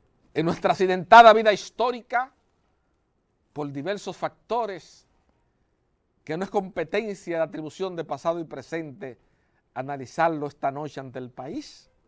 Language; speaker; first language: Spanish; native; Spanish